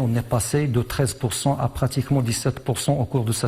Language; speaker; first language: French; non-native, local second language; Arabic